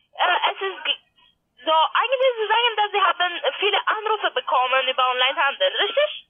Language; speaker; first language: German; non-native, learner; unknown